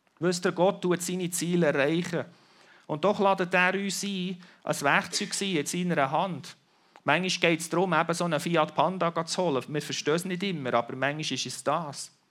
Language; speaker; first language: German; native; German